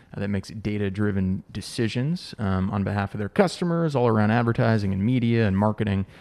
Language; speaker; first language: English; native; English